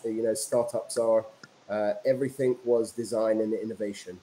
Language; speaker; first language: English; native; English